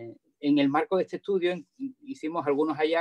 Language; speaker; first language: Spanish; native; Spanish